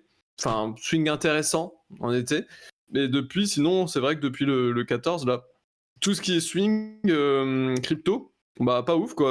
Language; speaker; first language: French; native; French